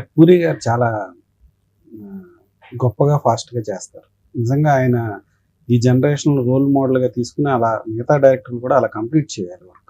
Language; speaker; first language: Telugu; native; Telugu